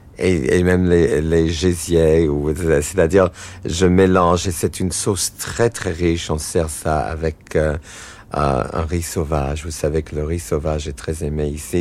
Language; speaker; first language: French; non-native, fluent; English